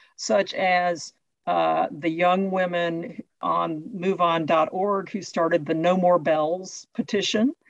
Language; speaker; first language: English; native; English